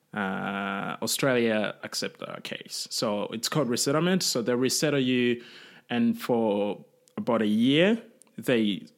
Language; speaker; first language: English; non-native, local second language; Kinyarwanda